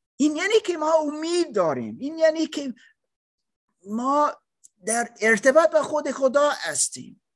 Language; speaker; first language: Persian; non-native, learner; English